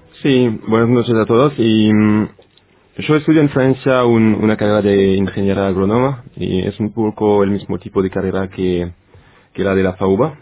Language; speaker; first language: Spanish; non-native, fluent; French